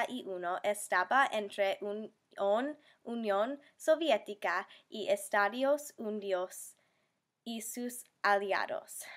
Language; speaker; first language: Spanish; non-native, learner; English